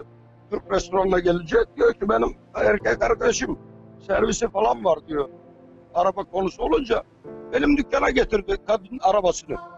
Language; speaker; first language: Turkish; native; Turkish